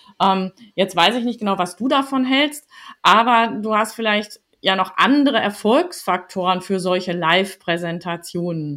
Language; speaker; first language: German; native; German